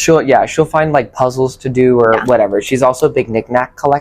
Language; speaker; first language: English; native; English